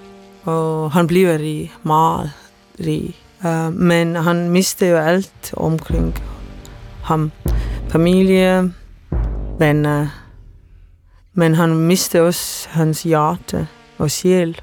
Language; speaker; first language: Danish; non-native, fluent; Estonian